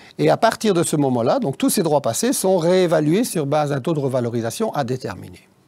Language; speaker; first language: French; native; French